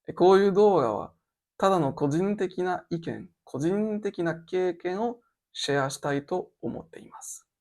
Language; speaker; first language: Japanese; non-native, learner; French